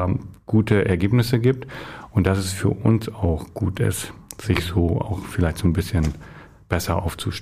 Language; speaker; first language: German; native; German